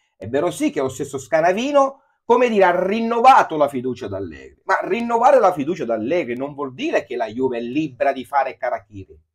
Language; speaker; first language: Italian; native; Italian